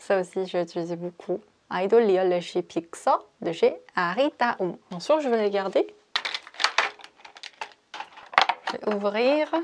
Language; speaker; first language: French; non-native, fluent; Korean